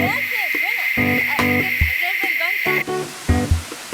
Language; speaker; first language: Spanish; non-native, learner; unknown